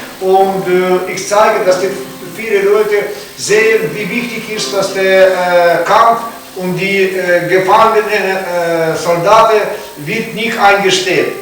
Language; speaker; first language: German; non-native, learner; Ukrainian